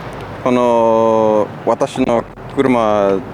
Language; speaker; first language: Japanese; non-native, learner; English